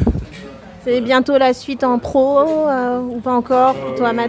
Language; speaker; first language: French; native; French